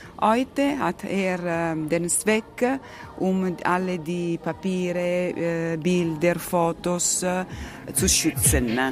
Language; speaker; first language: German; native; German